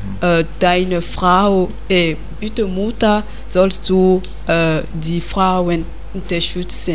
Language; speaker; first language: German; non-native, learner; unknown